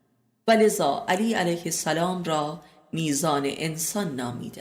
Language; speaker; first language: Persian; native; Persian